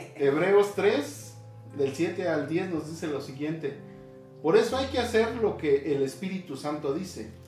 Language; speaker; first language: Spanish; native; Spanish